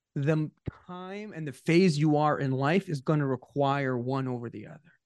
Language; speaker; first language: English; native; English